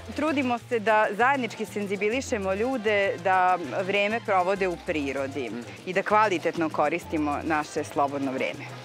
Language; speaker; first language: Serbian; native; Serbian